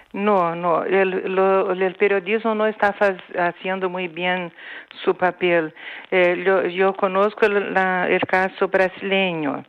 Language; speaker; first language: Spanish; non-native, fluent; Portuguese